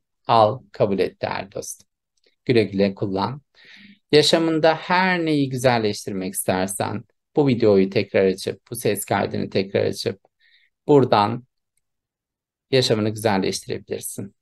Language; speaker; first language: Turkish; native; Turkish